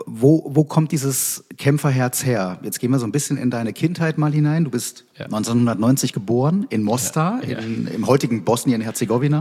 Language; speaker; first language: German; native; German